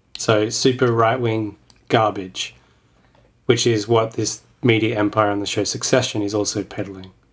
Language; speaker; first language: English; native; English